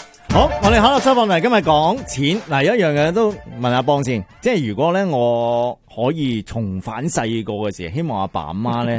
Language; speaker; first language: Cantonese; native; Cantonese